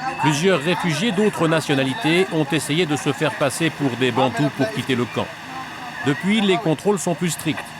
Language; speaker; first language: French; native; French